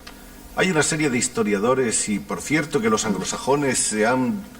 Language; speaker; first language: Spanish; native; Spanish